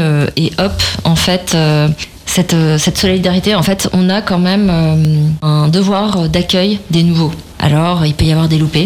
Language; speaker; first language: French; native; French